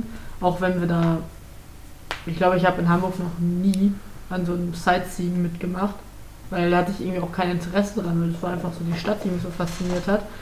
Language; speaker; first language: German; native; German